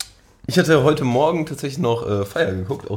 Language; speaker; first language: German; native; German